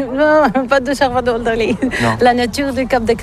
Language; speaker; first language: French; non-native, learner; Bulgarian